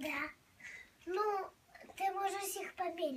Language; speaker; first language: Russian; early bilingual, heritage; English